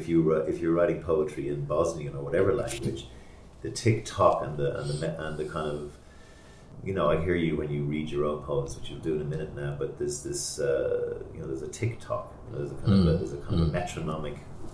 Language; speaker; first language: English; native; English